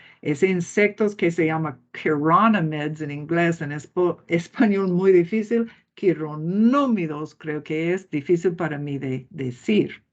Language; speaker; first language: Spanish; non-native, fluent; English